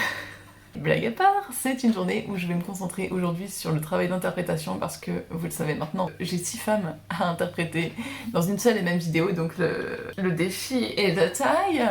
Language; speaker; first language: French; native; French